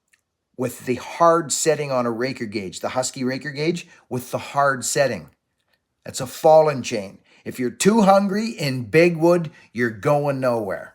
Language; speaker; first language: English; native; English